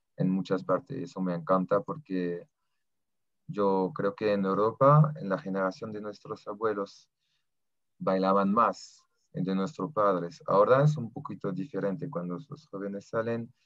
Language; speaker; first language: Spanish; non-native, fluent; French